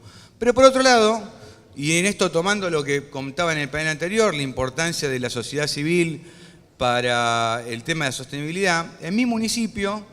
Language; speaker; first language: Spanish; native; Spanish